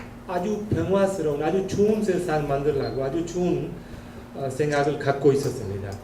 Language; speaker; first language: Korean; non-native, learner; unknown